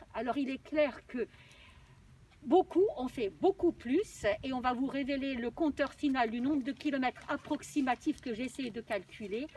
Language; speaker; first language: French; native; French